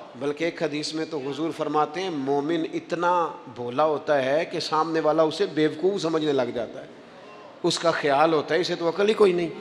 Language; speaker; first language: Urdu; non-native, local second language; Punjabi